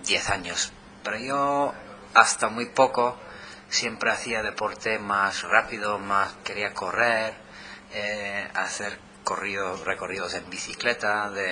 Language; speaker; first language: Spanish; non-native, fluent; English